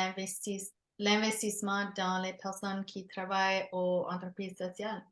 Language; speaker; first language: French; non-native, local second language; English